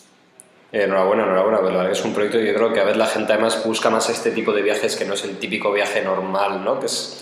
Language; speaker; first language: Spanish; native; Spanish